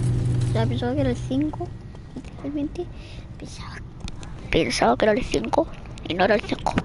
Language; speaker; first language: Spanish; native; Spanish